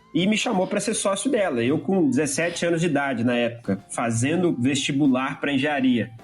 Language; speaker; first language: Portuguese; native; Portuguese